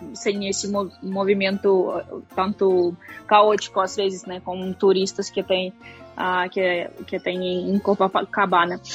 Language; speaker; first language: Portuguese; non-native, fluent; Russian